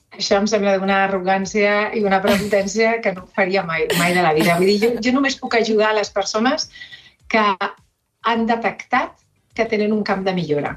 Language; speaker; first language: Catalan; non-native, local second language; Spanish